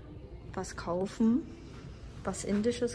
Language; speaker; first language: German; early bilingual, other home language; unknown